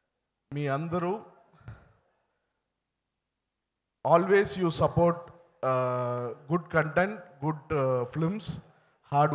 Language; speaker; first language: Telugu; non-native, learner; Tamil